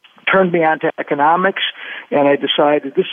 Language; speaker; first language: English; native; English